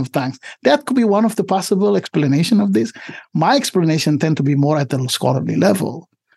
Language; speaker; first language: English; non-native, fluent; Indonesian